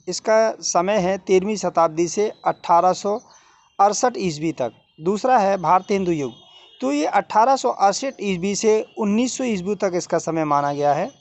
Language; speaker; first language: Hindi; native; Hindi